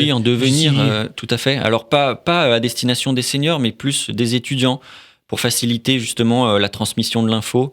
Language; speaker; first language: French; native; French